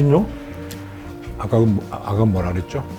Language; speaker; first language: Korean; native; Korean